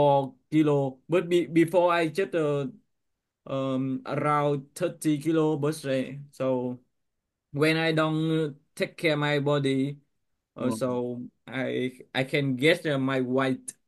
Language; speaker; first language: English; non-native, learner; Vietnamese